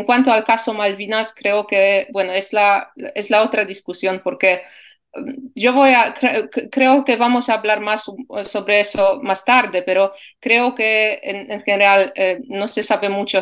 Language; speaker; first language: Spanish; non-native, fluent; Polish